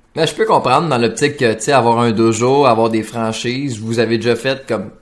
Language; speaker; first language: French; native; French